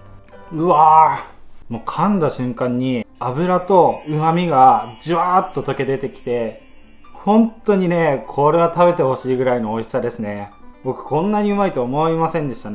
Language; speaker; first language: Japanese; native; Japanese